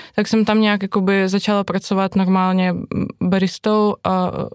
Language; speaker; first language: Czech; non-native, fluent; Ukrainian